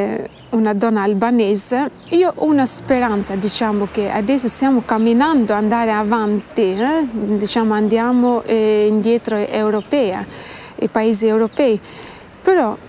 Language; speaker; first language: Italian; non-native, fluent; Albanian